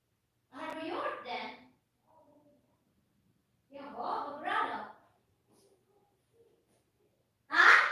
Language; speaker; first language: Swedish; non-native, fluent; Filipino